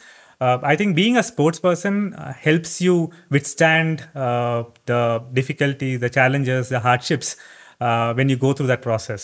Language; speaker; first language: English; non-native, local second language; Tamil